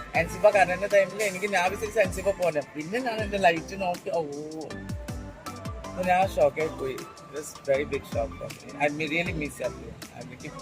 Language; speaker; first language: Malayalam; non-native, fluent; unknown